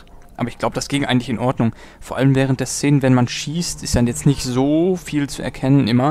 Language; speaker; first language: German; native; German